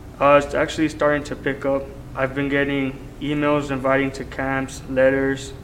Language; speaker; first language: English; native; English